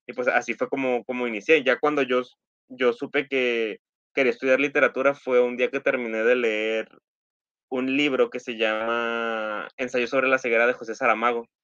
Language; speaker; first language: Spanish; native; Spanish